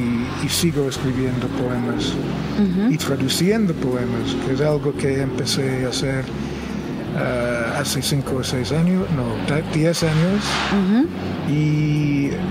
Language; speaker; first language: Spanish; non-native, fluent; English